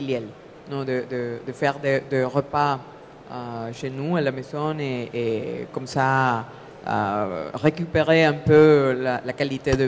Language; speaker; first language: French; non-native, fluent; Spanish